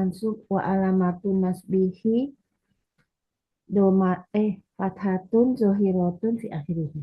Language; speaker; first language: Arabic; non-native, learner; Indonesian